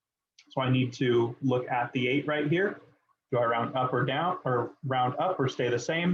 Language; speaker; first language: English; native; English